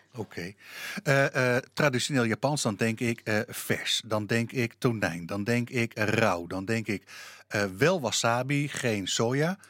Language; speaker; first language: Dutch; native; Dutch